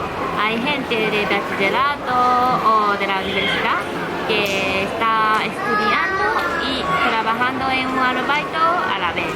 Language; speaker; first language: Spanish; non-native, fluent; Japanese